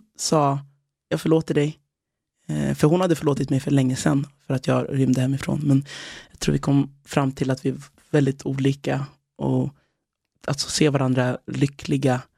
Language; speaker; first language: Swedish; early bilingual, other home language; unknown